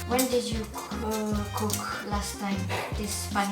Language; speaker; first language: English; non-native, learner; Japanese